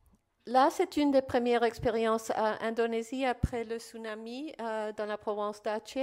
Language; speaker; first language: French; non-native, fluent; Spanish